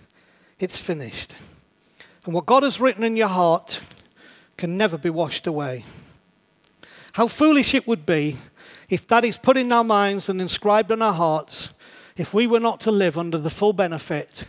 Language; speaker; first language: English; native; English